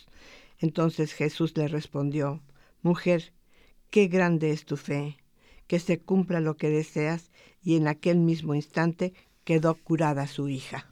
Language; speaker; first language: Spanish; native; Spanish